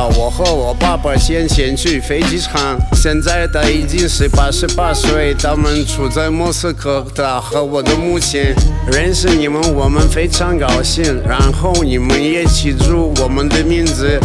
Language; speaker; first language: Chinese; non-native, learner; Russian